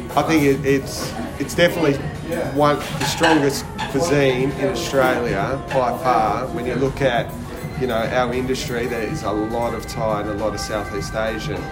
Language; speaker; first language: English; native; English